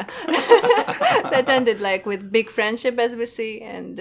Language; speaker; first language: English; non-native, fluent; Russian